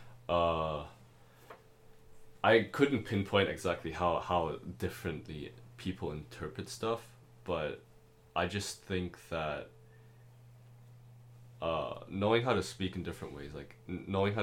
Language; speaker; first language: English; non-native, local second language; German